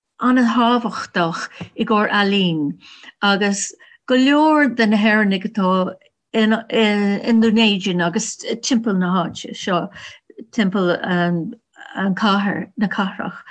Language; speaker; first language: Irish; non-native, learner; English